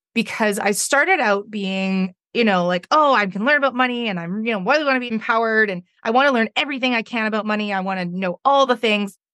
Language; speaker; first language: English; native; English